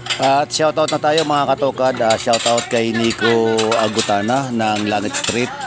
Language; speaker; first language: Filipino; native; Filipino